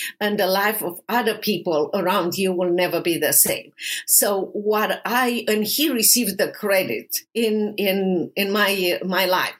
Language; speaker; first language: English; non-native, fluent; Romanian